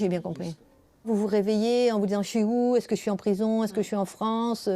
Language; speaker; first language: French; native; French